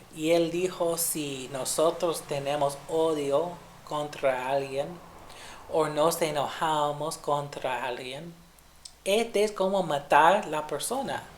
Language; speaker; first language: Spanish; non-native, fluent; English